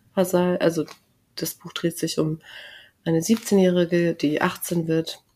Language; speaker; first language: German; early bilingual, other home language; Turkish